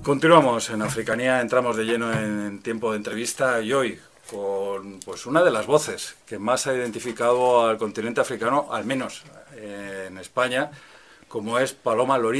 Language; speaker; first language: Spanish; native; Spanish